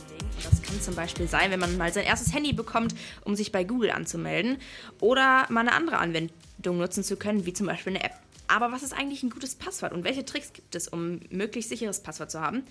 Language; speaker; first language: German; native; German